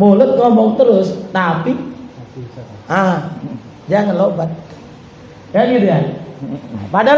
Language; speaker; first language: Indonesian; native; Indonesian